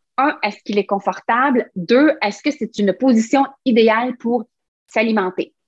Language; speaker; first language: French; native; French